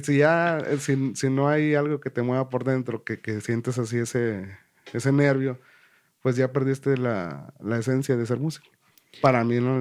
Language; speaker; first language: Spanish; native; Spanish